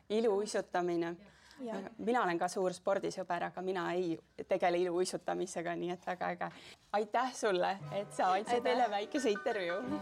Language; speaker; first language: Estonian; native; Estonian